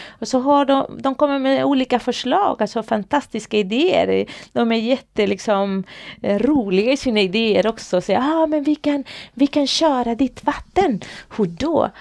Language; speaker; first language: Swedish; non-native, fluent; Spanish